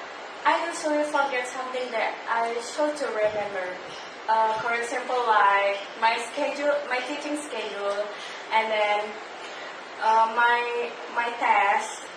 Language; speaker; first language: English; non-native, learner; Indonesian